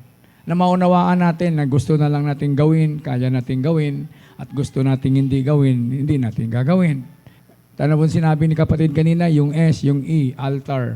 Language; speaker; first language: Filipino; native; Filipino